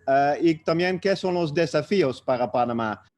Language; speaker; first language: Spanish; non-native, fluent; Dutch